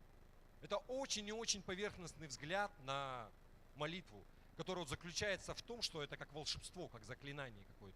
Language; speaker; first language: Russian; native; Russian